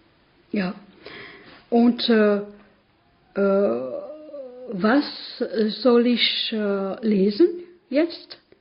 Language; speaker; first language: German; non-native, learner; French